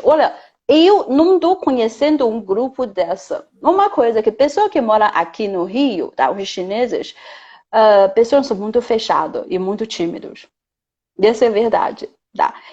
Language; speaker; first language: Portuguese; non-native, fluent; Chinese